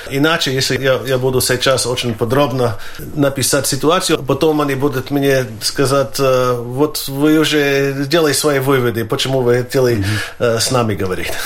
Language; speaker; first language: Russian; non-native, fluent; Latvian